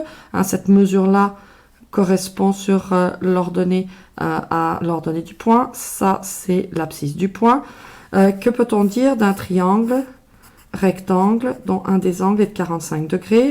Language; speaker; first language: French; native; French